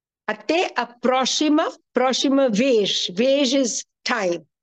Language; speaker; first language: Portuguese; non-native, fluent; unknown